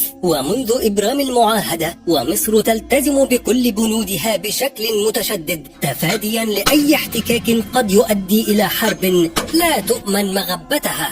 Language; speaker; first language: Arabic; native; Arabic